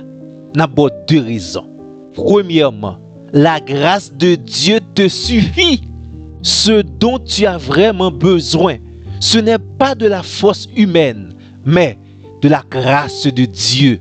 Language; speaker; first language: French; non-native, local second language; Haitian Creole